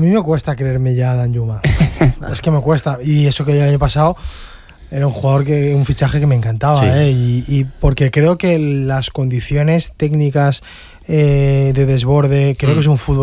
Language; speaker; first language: Spanish; native; Spanish